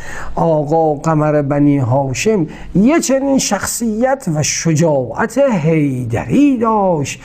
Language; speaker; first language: Persian; native; Persian